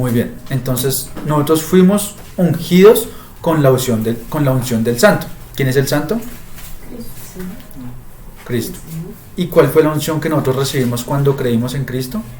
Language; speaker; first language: Spanish; native; Spanish